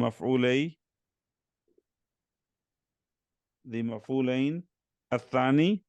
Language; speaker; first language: Arabic; non-native, fluent; Urdu